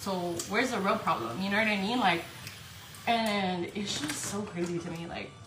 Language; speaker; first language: English; early bilingual, other home language; Spanish